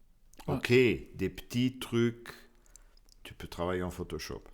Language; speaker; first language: French; non-native, local second language; Luxembourgish